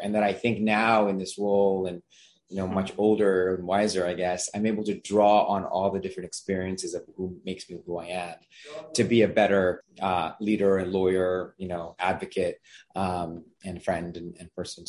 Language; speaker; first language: English; non-native, fluent; Gujarati